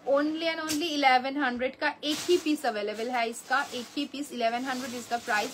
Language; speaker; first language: Hindi; non-native, local second language; Bangla